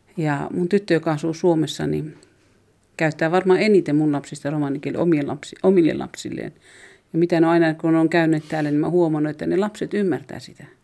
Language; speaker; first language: Finnish; native; Finnish